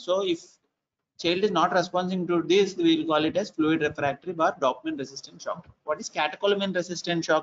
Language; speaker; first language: English; non-native, local second language; Telugu